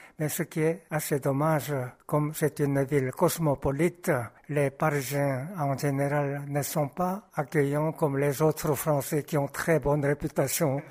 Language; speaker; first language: French; non-native, fluent; Korean